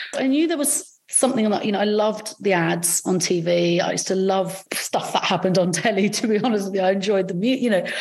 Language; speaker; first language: English; early bilingual, other home language; Arabic